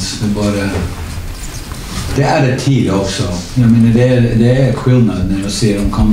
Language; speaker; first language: Swedish; non-native, learner; English